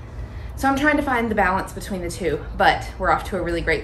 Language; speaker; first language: English; native; English